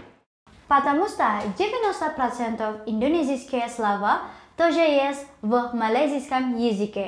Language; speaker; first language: Russian; non-native, learner; Indonesian